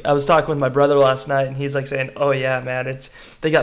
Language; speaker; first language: English; native; English